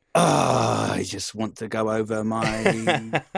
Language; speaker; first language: English; native; English